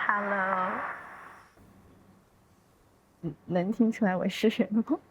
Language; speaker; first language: Chinese; native; Chinese